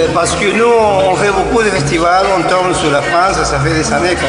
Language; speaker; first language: French; non-native, fluent; Spanish